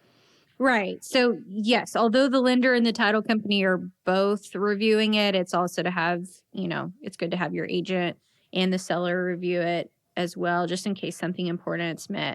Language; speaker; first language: English; native; English